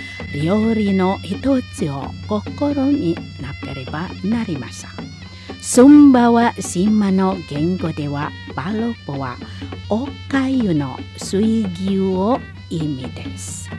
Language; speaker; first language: Japanese; non-native, learner; Indonesian